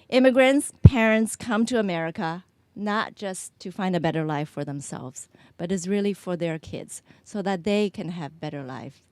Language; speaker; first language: English; early bilingual, other home language; Chinese